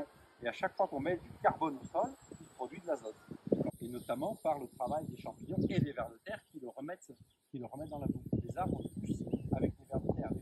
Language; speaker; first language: French; native; French